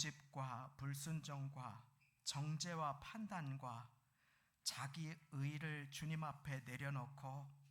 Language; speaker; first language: Korean; native; Korean